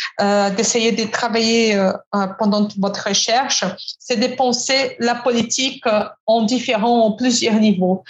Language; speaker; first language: French; non-native, fluent; Portuguese